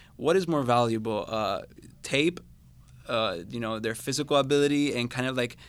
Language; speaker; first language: English; non-native, fluent; Spanish